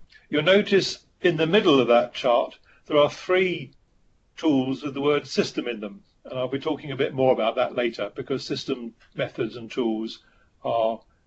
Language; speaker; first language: English; native; English